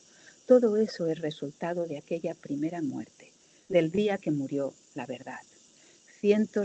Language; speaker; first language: Spanish; native; Spanish